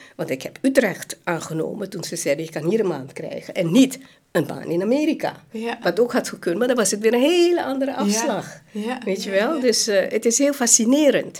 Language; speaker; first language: Dutch; non-native, local second language; Hakka Chinese